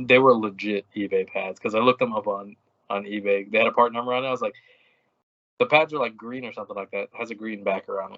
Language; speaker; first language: English; native; English